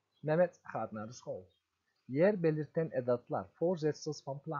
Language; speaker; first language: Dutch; non-native, fluent; Turkish